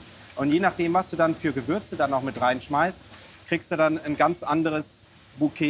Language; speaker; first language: German; native; German